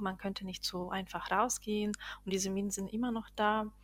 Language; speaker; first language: German; non-native, fluent; Bosnian